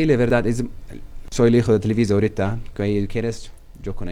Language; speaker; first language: Spanish; non-native, learner; Arabic